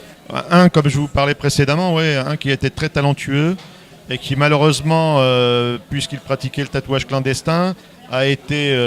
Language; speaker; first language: French; native; French